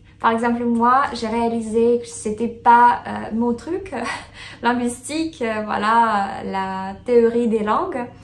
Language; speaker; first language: French; non-native, fluent; Russian